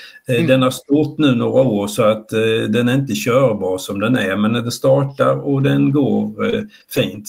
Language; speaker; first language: Swedish; native; Swedish